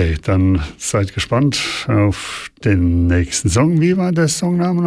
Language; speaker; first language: German; native; German